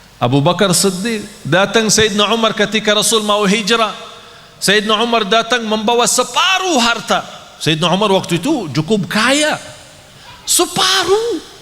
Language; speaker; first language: Malay; non-native, fluent; Arabic